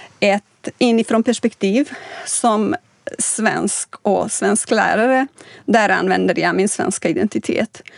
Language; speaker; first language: Swedish; non-native, fluent; Bosnian